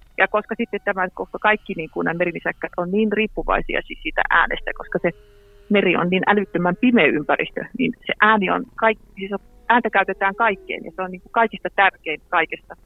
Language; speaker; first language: Finnish; native; Finnish